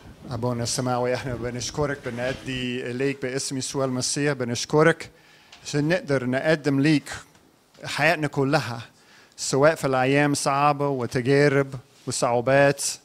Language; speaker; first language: Arabic; non-native, learner; English